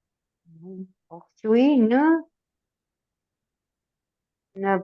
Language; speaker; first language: French; non-native, learner; Spanish